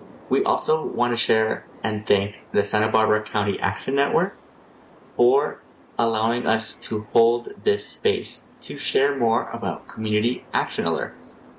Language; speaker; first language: English; early bilingual, other home language; Spanish